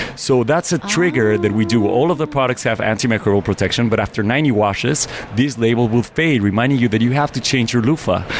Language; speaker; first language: English; non-native, fluent; Spanish